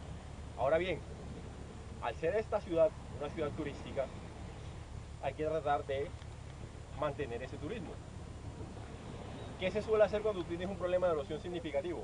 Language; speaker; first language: Spanish; native; Spanish